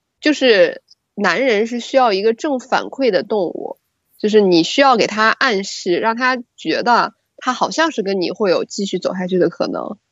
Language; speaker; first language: Chinese; native; Chinese